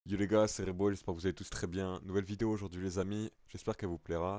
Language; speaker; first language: French; native; French